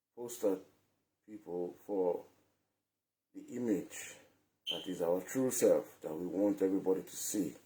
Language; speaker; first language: English; non-native, local second language; Yoruba